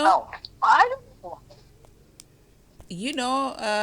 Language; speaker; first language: English; non-native, learner; Indonesian